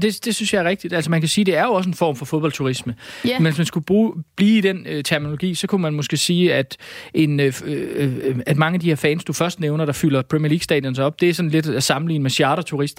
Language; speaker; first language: Danish; native; Danish